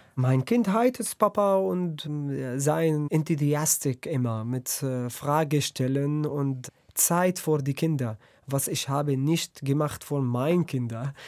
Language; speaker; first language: German; non-native, learner; Arabic